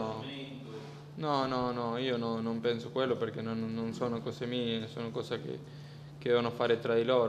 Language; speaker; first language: Italian; non-native, fluent; Spanish